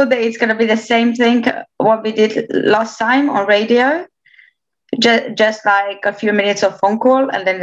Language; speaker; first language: English; non-native, fluent; Romanian